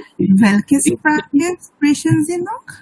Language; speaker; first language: German; non-native, learner; Bangla